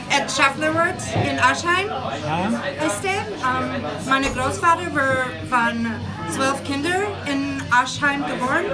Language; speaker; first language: German; non-native, learner; English